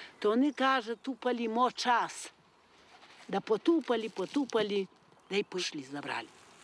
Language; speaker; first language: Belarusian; native; Belarusian